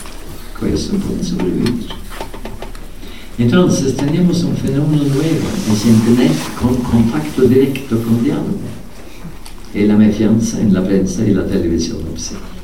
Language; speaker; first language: Spanish; non-native, fluent; Norwegian